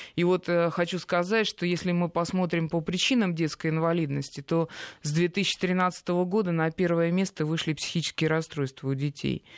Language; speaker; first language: Russian; native; Russian